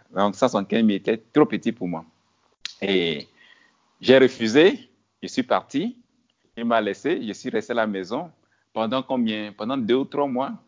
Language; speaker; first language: French; non-native, local second language; Ewe